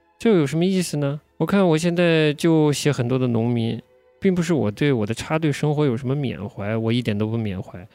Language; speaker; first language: Chinese; native; Chinese